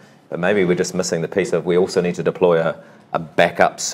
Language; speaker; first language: English; native; English